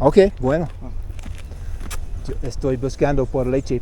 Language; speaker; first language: Spanish; non-native, learner; English